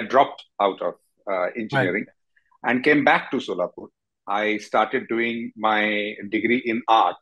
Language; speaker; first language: English; non-native, local second language; Marathi